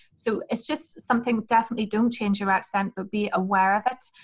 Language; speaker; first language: English; native; English